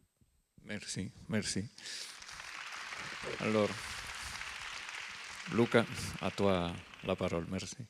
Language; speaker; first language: French; non-native, fluent; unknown